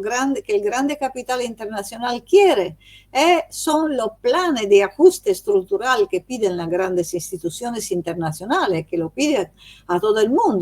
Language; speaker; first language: Spanish; non-native, fluent; Italian